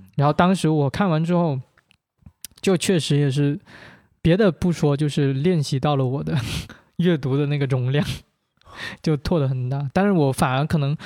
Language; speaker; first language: Chinese; non-native, local second language; Min Nan Chinese